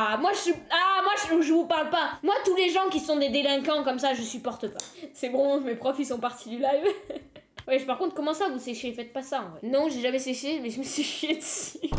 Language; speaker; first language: French; native; French